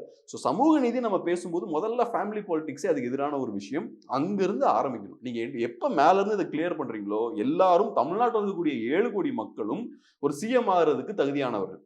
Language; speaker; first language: Tamil; native; Tamil